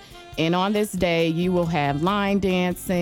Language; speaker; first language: English; native; English